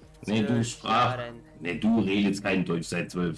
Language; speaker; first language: German; native; German